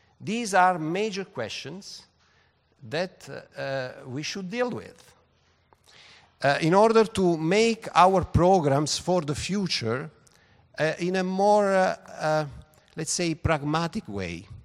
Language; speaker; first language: English; non-native, fluent; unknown